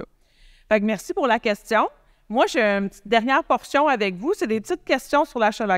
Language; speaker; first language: French; native; French